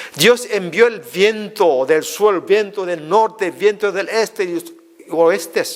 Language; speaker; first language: Spanish; non-native, fluent; Korean